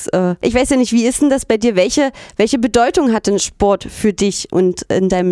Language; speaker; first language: German; native; German